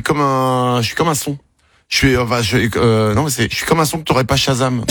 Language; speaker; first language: French; native; French